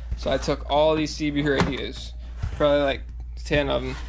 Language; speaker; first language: English; native; English